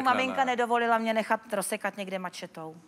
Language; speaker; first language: Czech; native; Czech